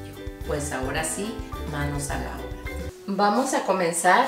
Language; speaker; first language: Spanish; native; Spanish